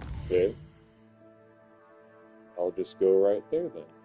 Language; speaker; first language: English; native; English